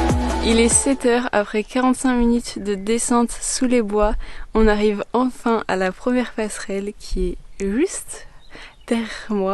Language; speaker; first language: French; native; French